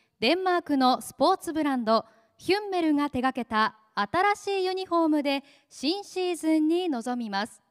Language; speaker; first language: Japanese; native; Japanese